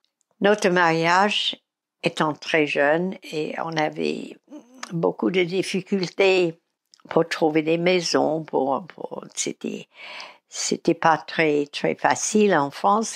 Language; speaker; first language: French; non-native, fluent; English